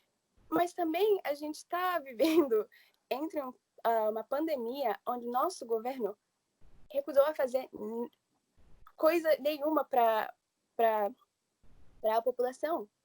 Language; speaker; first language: Portuguese; early bilingual, heritage; English